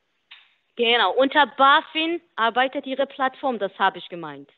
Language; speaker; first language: German; non-native, learner; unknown